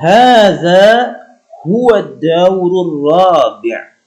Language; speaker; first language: Arabic; non-native, fluent; Indonesian